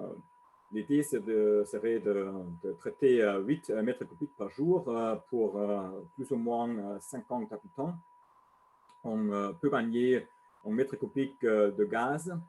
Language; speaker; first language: French; non-native, learner; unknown